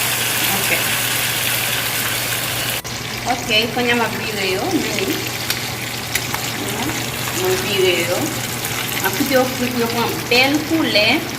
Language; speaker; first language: French; non-native, learner; Haitian Creole